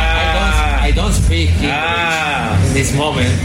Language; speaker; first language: English; non-native, learner; Italian